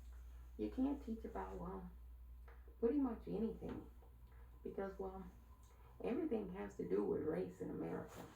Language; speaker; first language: English; native; English